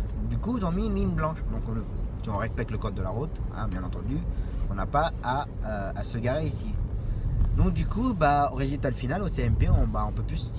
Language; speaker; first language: French; native; French